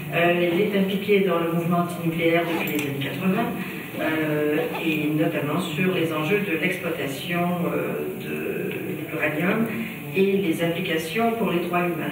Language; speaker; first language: French; native; French